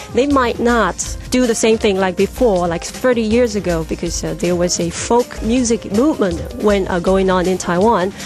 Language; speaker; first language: English; non-native, fluent; Chinese